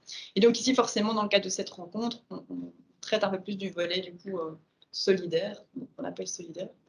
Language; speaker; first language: French; native; French